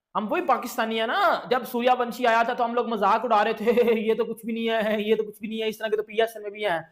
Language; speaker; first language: Urdu; non-native, local second language; Punjabi